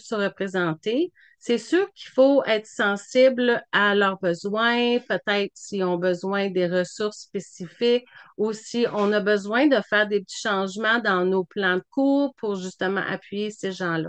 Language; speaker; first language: French; native; French